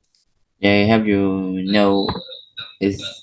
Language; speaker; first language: English; non-native, learner; Vietnamese